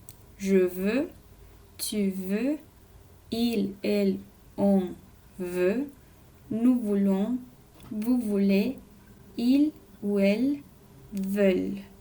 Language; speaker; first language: French; non-native, fluent; Spanish